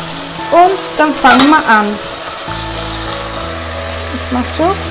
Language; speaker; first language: German; non-native, fluent; Italian